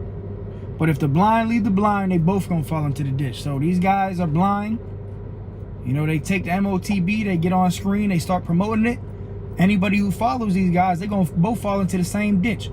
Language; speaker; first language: English; native; English